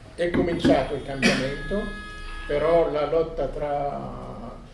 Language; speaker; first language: Italian; non-native, fluent; Arabic